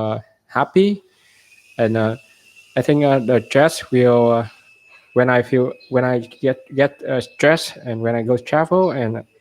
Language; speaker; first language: English; non-native, learner; Vietnamese